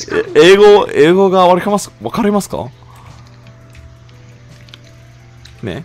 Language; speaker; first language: Japanese; non-native, learner; English